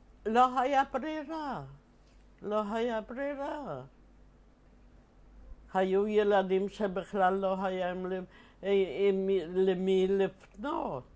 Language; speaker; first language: Hebrew; non-native, fluent; Polish